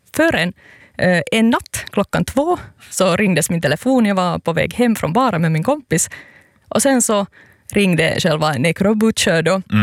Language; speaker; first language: Swedish; native; Swedish